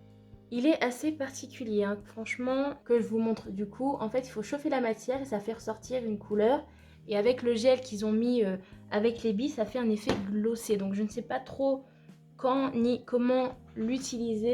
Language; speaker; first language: French; native; French